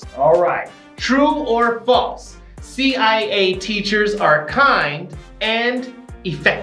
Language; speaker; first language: English; non-native, fluent; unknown